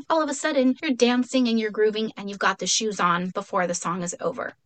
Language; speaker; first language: English; non-native, fluent; Spanish